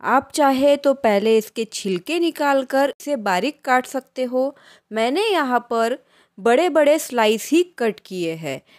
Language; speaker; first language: Hindi; non-native, local second language; Marathi